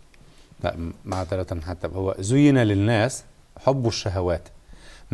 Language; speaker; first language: Arabic; native; Arabic